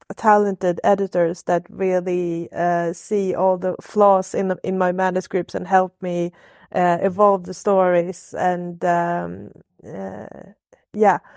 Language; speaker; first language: English; non-native, fluent; Swedish